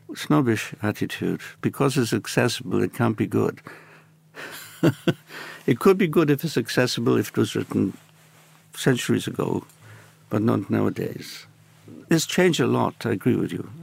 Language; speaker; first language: English; native; English